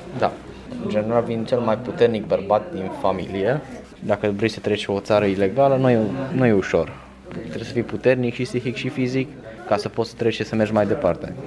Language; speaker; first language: Romanian; non-native, fluent; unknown